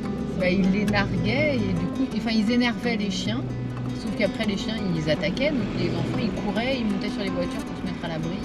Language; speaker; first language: French; native; French